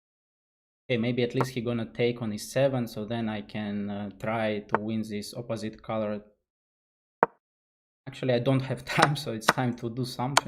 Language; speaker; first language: English; non-native, fluent; Russian